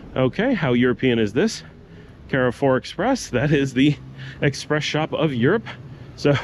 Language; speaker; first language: English; native; English